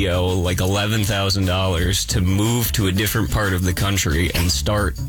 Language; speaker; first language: English; native; English